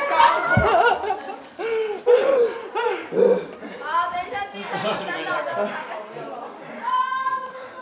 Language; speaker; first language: Chinese; native; Chinese